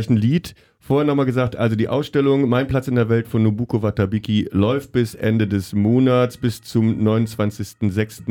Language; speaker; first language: German; native; German